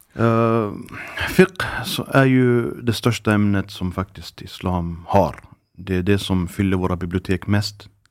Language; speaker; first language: Swedish; early bilingual, other home language; Arabic